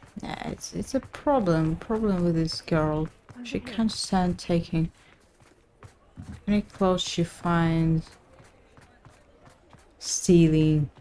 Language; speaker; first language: English; non-native, learner; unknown